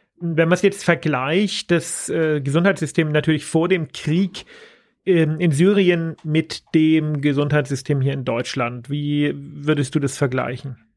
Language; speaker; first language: German; native; German